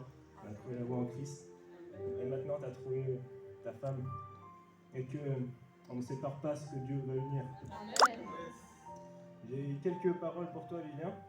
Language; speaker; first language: French; native; French